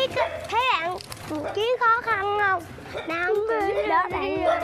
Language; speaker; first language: Vietnamese; native; Vietnamese